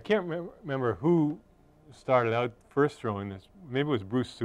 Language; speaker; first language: English; native; English